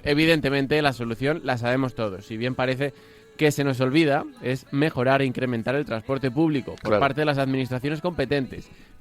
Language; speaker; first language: Spanish; native; Spanish